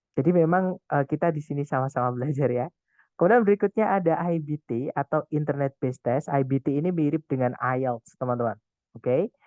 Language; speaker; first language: Indonesian; non-native, local second language; Javanese